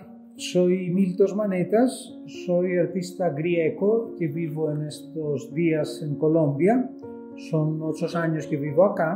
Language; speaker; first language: Spanish; non-native, fluent; Greek